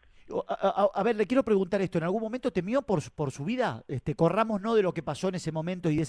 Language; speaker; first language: Spanish; native; Spanish